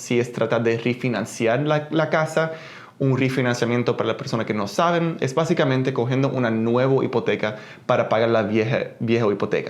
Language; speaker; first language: Spanish; early bilingual, heritage; Spanish